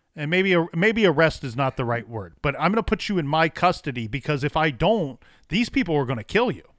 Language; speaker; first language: English; native; English